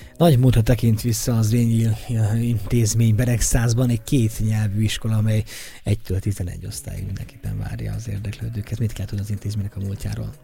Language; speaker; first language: Hungarian; native; Hungarian